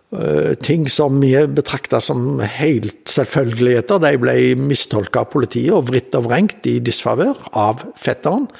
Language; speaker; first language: Norwegian; native; Norwegian